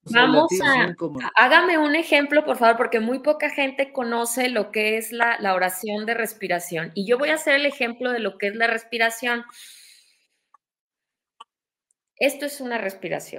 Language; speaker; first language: Spanish; native; Spanish